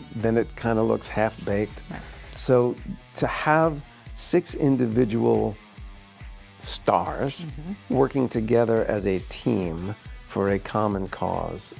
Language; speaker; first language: English; native; English